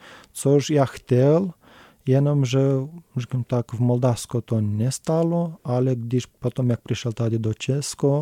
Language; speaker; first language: Czech; non-native, learner; Romanian